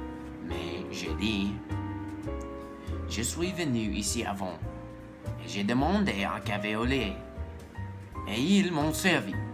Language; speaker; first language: French; non-native, learner; English